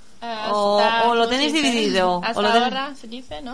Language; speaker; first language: Spanish; non-native, learner; Italian